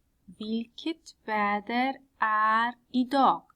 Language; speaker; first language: Swedish; non-native, fluent; Persian